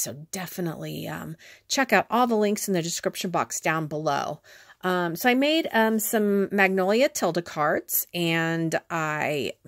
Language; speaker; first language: English; native; English